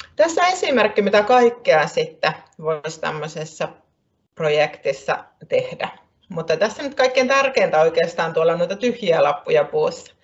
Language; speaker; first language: Finnish; native; Finnish